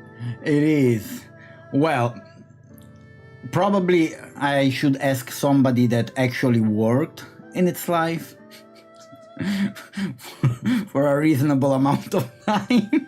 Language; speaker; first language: English; non-native, fluent; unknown